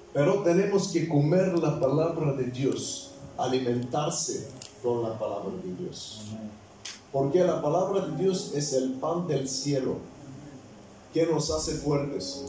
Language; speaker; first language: Spanish; non-native, fluent; Bulgarian